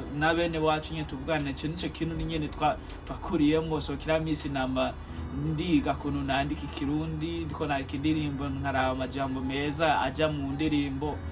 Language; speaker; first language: Rundi; early bilingual, heritage; Rundi